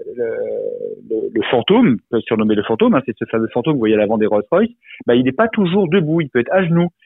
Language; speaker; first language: French; native; French